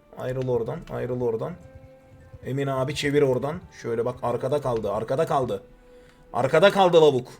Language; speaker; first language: Turkish; native; Turkish